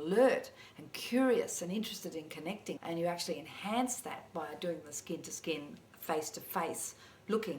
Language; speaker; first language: English; native; English